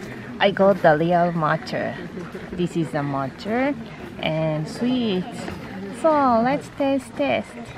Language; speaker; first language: English; non-native, fluent; Japanese